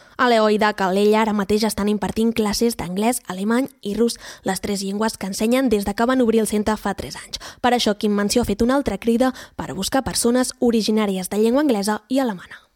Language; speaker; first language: Catalan; native; Catalan